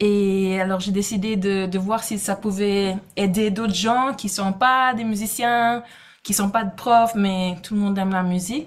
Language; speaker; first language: French; non-native, fluent; English